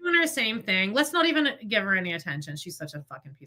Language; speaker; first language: English; native; English